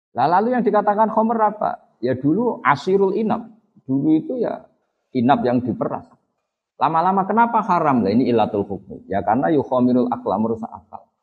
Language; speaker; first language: Indonesian; non-native, local second language; Javanese